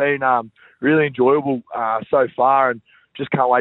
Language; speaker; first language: English; native; English